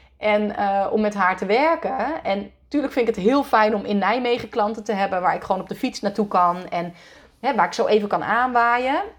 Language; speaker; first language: Dutch; native; Dutch